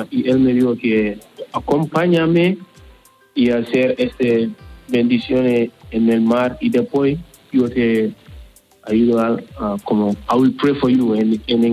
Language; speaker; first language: Spanish; non-native, learner; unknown